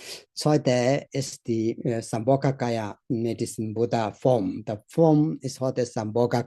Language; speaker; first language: German; non-native, learner; Tibetan